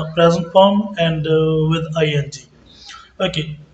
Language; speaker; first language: English; non-native, local second language; Punjabi